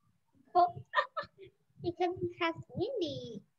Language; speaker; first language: English; non-native, learner; Vietnamese